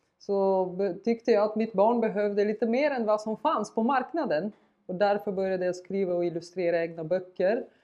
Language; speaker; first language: Swedish; non-native, fluent; Bulgarian